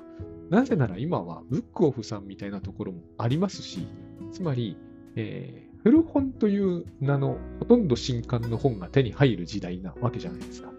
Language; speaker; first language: Japanese; native; Japanese